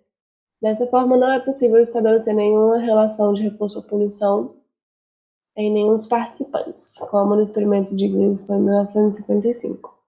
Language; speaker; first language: Portuguese; native; Portuguese